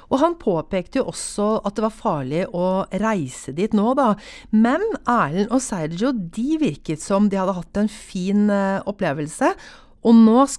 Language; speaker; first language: Norwegian; native; Norwegian